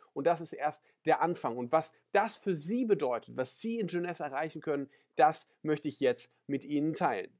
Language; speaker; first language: German; native; German